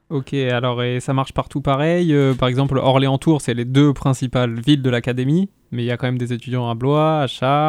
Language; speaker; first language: French; native; French